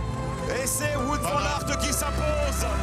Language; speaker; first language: French; native; French